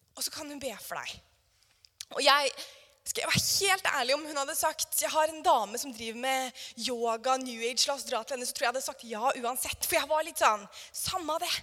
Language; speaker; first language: Norwegian; native; Norwegian